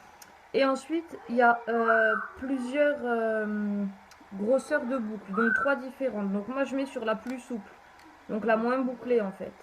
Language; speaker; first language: French; native; French